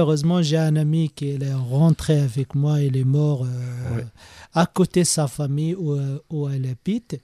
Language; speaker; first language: French; non-native, learner; Arabic